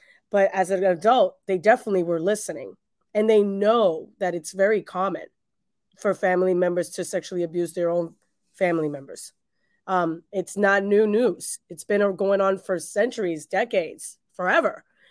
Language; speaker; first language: English; early bilingual, other home language; Spanish